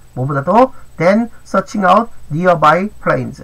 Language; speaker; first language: English; non-native, fluent; Korean